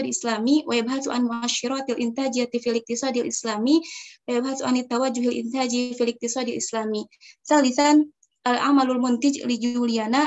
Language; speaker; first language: Arabic; non-native, learner; Indonesian